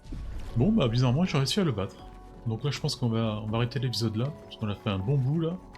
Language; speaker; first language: French; native; French